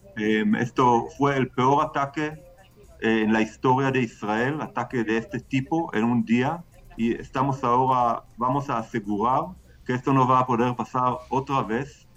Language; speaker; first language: Spanish; non-native, fluent; Hebrew